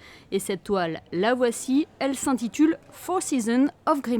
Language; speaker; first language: French; native; French